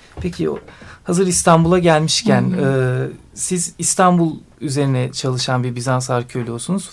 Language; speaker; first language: Turkish; native; Turkish